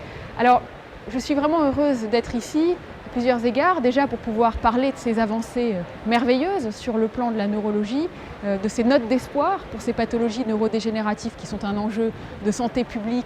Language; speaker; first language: French; native; French